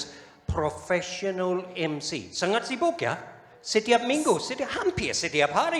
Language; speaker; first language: Indonesian; non-native, fluent; English